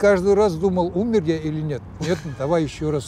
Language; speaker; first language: Russian; native; Russian